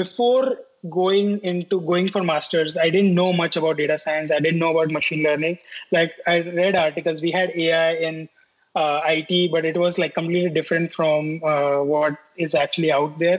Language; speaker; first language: English; non-native, local second language; Hindi